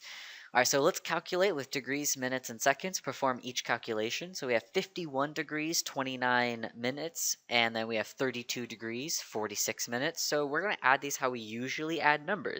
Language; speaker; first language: English; native; English